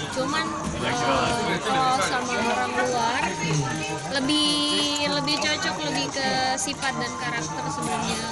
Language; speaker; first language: Indonesian; native; Indonesian